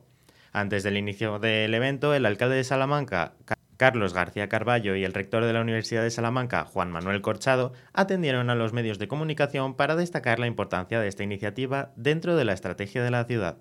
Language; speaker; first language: Spanish; native; Spanish